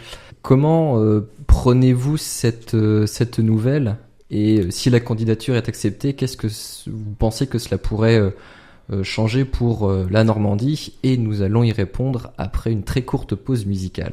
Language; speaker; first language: French; native; French